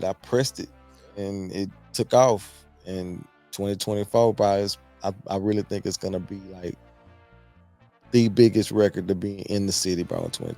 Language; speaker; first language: English; native; English